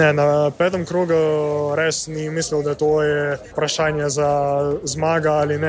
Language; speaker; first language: Slovenian; non-native, learner; Russian